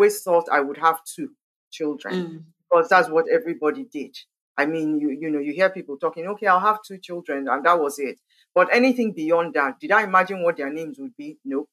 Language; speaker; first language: English; non-native, local second language; Igbo